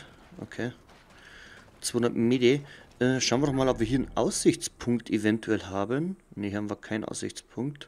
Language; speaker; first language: German; native; German